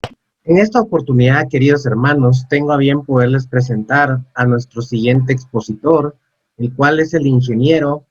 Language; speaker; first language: Spanish; native; Spanish